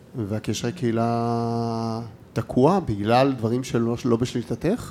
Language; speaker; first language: Hebrew; native; Hebrew